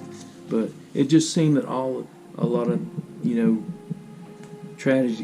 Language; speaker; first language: English; native; English